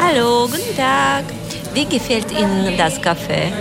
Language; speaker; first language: German; non-native, learner; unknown